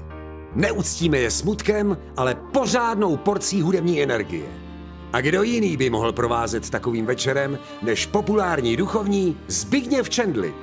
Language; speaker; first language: Czech; native; Czech